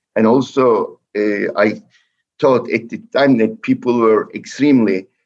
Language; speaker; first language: English; non-native, fluent; Turkish